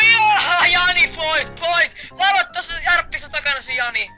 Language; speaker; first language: Finnish; native; Finnish